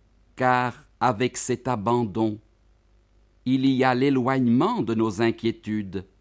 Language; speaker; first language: French; native; French